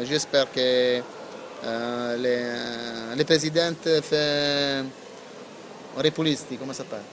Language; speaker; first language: French; non-native, learner; Italian